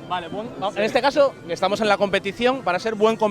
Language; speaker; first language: Spanish; native; Spanish